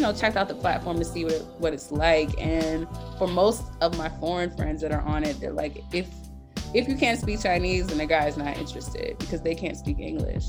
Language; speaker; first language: English; native; English